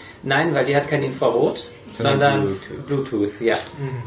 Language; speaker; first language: German; native; German